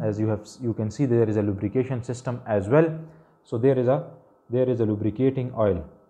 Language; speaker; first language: English; non-native, local second language; Urdu